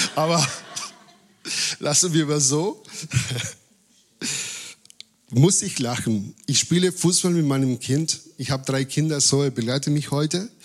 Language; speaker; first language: German; non-native, fluent; Spanish